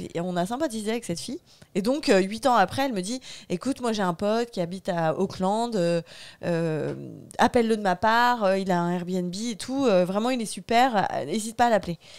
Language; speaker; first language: French; native; French